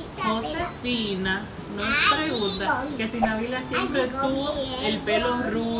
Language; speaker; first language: Spanish; native; Spanish